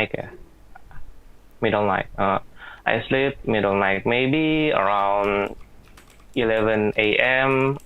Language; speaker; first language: English; non-native, learner; Indonesian